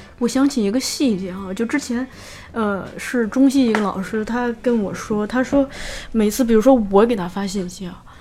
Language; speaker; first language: Chinese; native; Chinese